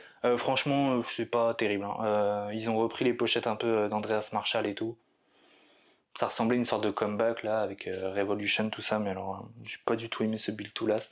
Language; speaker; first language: French; native; French